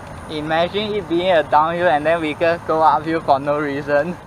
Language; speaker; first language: English; non-native, local second language; Chinese